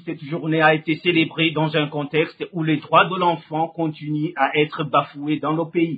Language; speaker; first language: French; non-native, local second language; Rundi